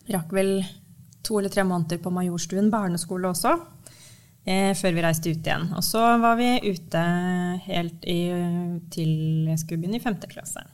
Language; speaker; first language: Norwegian; native; Norwegian